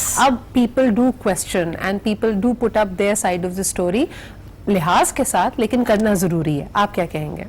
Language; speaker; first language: Urdu; native; Urdu